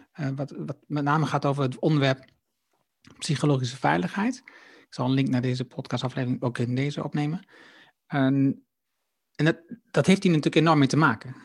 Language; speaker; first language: Dutch; native; Dutch